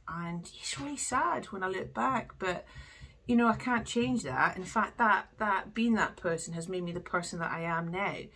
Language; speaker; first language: English; native; English